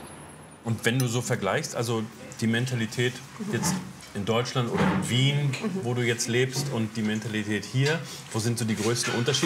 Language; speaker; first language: German; native; German